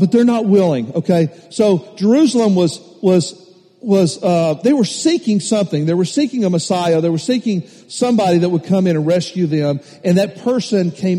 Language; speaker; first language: English; native; English